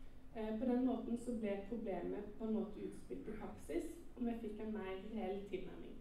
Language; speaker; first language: Norwegian; native; Norwegian